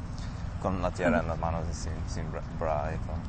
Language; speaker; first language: Spanish; non-native, fluent; English